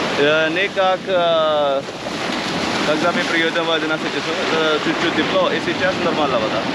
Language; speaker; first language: Russian; non-native, learner; Hindi